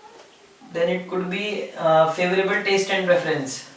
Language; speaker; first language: English; non-native, local second language; Hindi